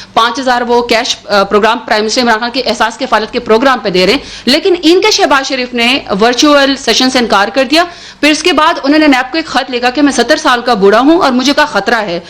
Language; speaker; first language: Urdu; non-native, local second language; Pashto